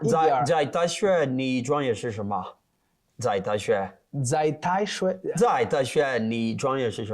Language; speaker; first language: Chinese; non-native, learner; Portuguese